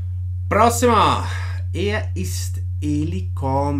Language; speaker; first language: Portuguese; non-native, fluent; German